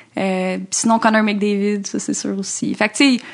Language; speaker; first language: French; native; French